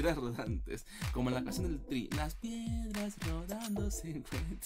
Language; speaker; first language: Spanish; native; Spanish